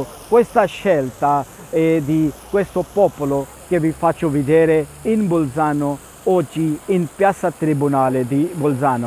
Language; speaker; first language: Italian; non-native, fluent; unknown